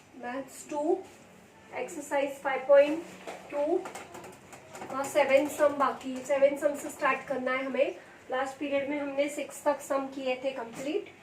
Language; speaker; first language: Hindi; non-native, local second language; Marathi